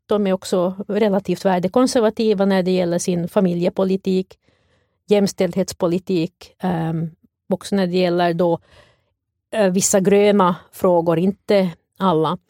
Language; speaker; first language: Swedish; native; Swedish